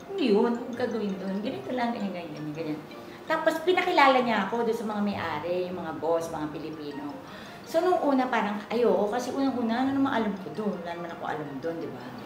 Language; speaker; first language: Filipino; native; Filipino